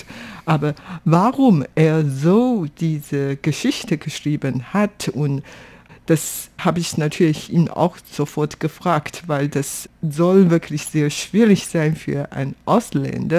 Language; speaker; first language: German; non-native, fluent; Chinese